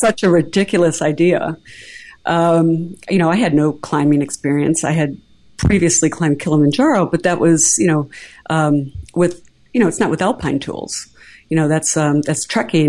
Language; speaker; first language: English; native; English